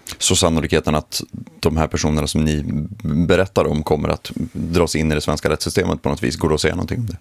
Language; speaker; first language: Swedish; native; Swedish